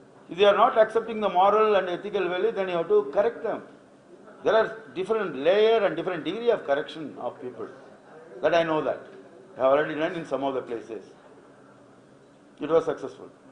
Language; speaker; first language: English; non-native, local second language; Tamil